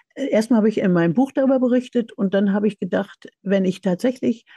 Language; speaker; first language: German; native; German